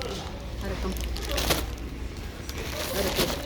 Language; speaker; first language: Arabic; native; Arabic